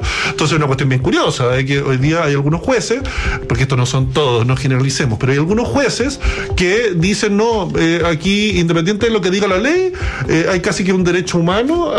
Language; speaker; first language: Spanish; native; Spanish